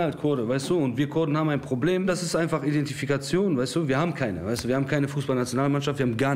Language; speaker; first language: German; early bilingual, other home language; Kurdish